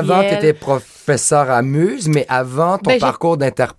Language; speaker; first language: French; native; French